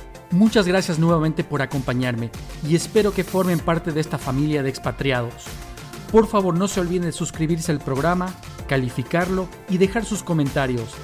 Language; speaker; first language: Spanish; native; Spanish